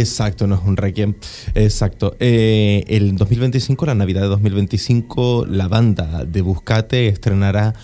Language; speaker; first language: Spanish; native; Spanish